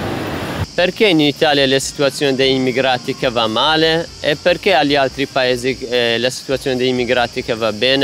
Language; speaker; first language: Italian; non-native, fluent; Kurdish